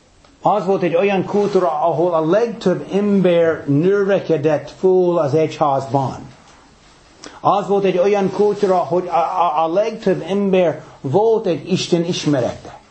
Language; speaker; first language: Hungarian; non-native, fluent; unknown